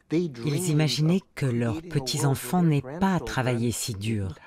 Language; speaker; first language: French; native; French